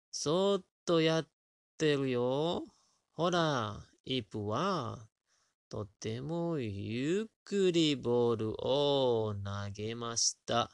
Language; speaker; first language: Japanese; non-native, learner; Indonesian